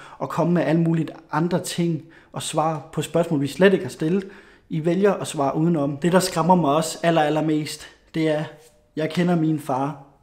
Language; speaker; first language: Danish; native; Danish